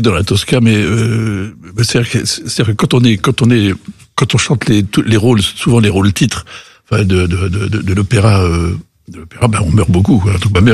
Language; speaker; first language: French; native; French